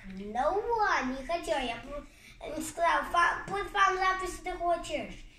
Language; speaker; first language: Russian; early bilingual, heritage; Russian